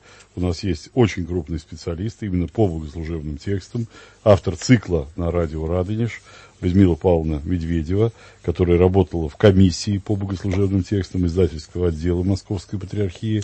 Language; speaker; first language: Russian; native; Russian